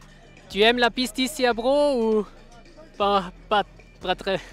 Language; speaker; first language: French; non-native, local second language; German